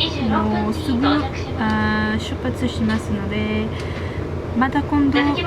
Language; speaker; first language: Japanese; non-native, learner; French